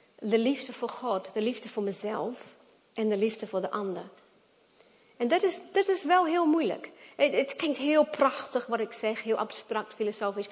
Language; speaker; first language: Dutch; non-native, fluent; English